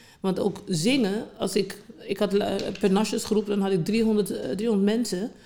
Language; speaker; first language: Dutch; non-native, local second language; English